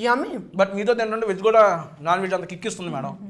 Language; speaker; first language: Telugu; native; Telugu